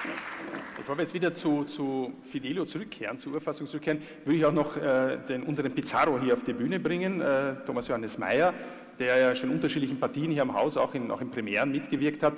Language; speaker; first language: German; native; German